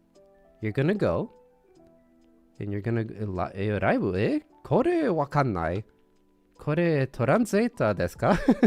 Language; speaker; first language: Japanese; non-native, learner; English